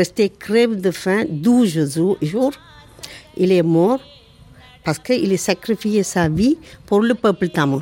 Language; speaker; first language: French; non-native, learner; Tamil